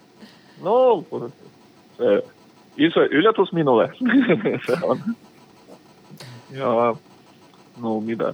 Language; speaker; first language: Finnish; non-native, learner; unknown